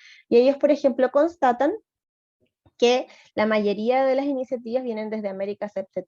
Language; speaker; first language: Spanish; native; Spanish